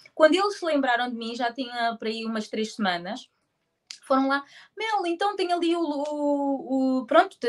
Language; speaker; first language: Portuguese; native; Portuguese